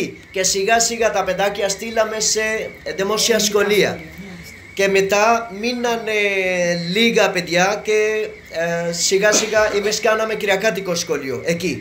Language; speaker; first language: Greek; non-native, learner; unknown